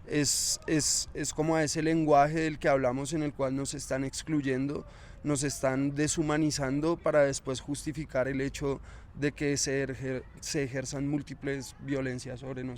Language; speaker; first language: Spanish; native; Spanish